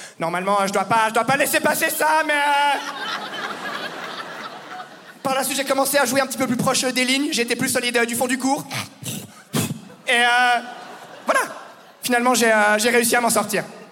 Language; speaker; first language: French; native; French